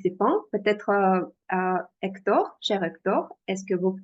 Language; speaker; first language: French; non-native, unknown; Russian